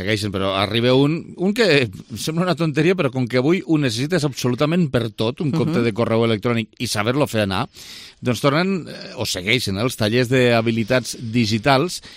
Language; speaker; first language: Catalan; native; Catalan